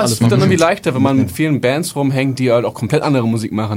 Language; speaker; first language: German; native; German